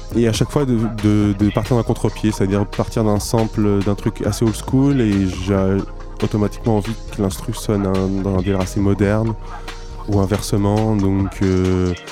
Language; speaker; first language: French; native; French